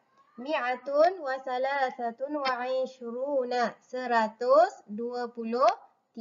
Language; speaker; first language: Arabic; non-native, learner; Malay